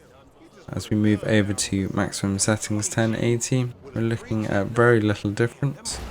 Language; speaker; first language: English; native; English